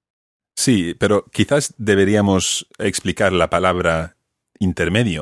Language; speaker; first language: Spanish; non-native, fluent; English